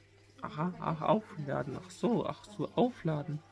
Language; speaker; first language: German; native; German